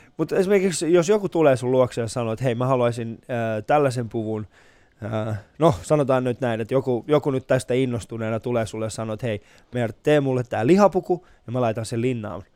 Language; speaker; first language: Finnish; early bilingual, other home language; Persian